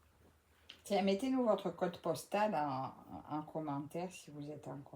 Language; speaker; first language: French; native; French